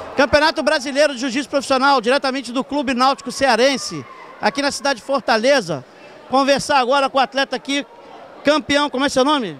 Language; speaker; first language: Portuguese; native; Portuguese